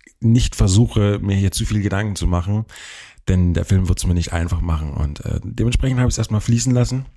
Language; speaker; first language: German; native; German